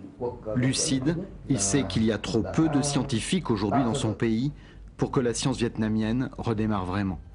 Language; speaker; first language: French; native; French